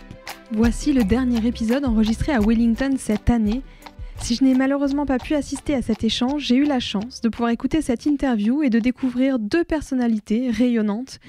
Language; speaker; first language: French; native; French